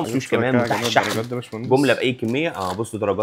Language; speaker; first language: Arabic; native; Arabic